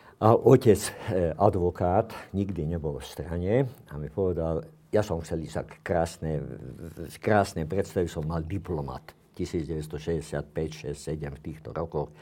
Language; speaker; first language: Slovak; non-native, local second language; Hungarian